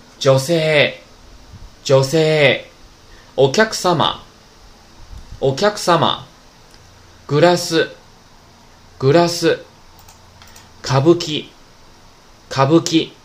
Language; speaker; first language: Japanese; non-native, fluent; Chinese